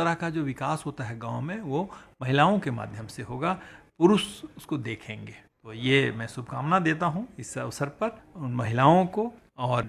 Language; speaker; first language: Hindi; native; Hindi